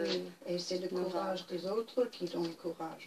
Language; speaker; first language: French; non-native, fluent; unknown